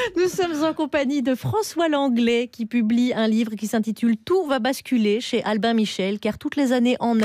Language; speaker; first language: French; native; French